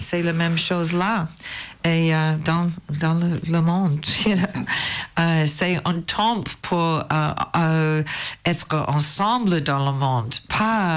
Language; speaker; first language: French; non-native, learner; English